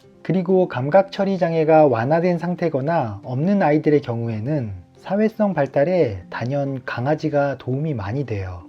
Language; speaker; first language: Korean; native; Korean